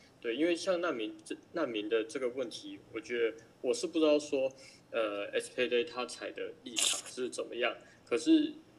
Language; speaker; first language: Chinese; native; Chinese